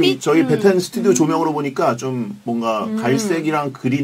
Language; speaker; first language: Korean; native; Korean